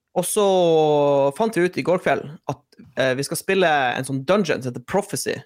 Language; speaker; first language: Norwegian; native; Norwegian